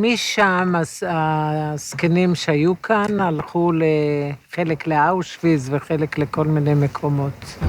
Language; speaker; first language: Hebrew; early bilingual, other home language; Romany